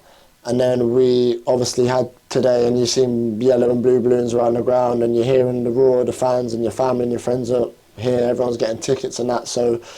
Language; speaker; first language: English; native; English